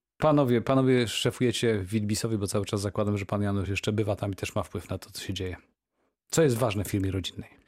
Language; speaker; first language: Polish; native; Polish